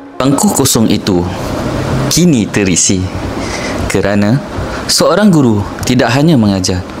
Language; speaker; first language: Malay; native; Malay